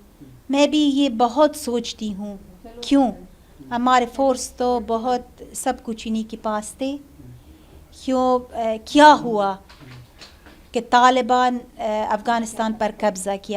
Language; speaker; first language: Hindi; non-native, learner; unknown